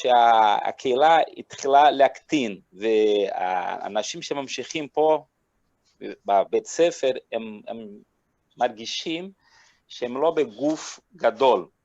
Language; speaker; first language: Hebrew; non-native, fluent; Portuguese